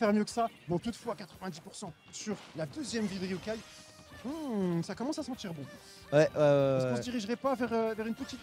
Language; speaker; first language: French; native; French